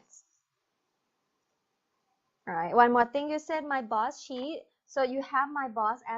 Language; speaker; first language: English; non-native, fluent; Thai